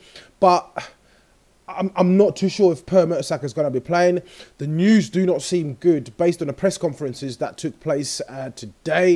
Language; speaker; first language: English; native; English